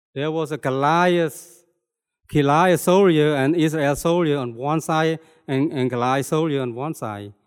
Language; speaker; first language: English; non-native, fluent; Khmer